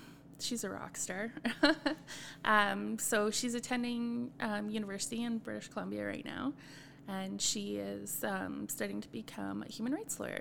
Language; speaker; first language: English; native; English